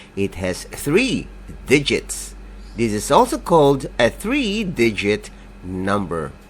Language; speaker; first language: English; non-native, local second language; Filipino